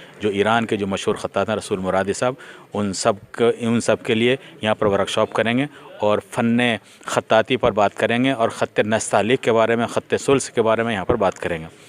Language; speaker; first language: Urdu; native; Urdu